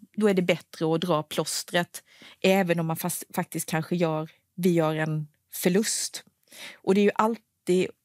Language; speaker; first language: Swedish; native; Swedish